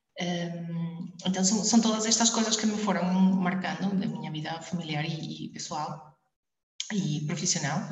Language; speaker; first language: Portuguese; early bilingual, heritage; Spanish